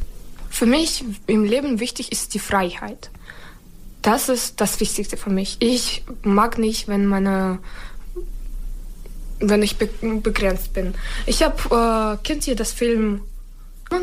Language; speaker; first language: German; non-native, learner; Ukrainian